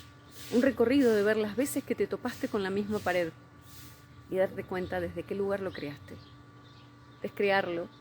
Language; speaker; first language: Spanish; native; Spanish